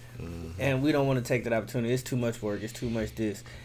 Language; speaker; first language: English; native; English